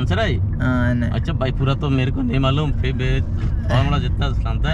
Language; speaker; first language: Hindi; non-native, learner; Bangla